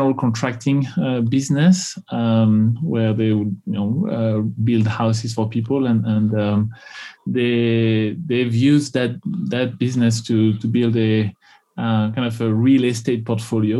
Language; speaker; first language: English; non-native, fluent; French